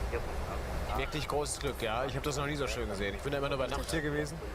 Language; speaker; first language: German; native; German